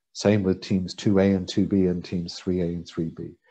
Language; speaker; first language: English; native; English